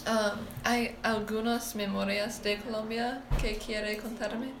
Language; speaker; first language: Spanish; non-native, learner; English